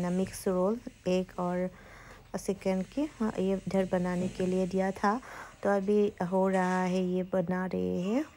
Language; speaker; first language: Hindi; non-native, local second language; Assamese